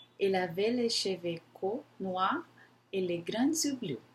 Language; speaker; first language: French; non-native, learner; Portuguese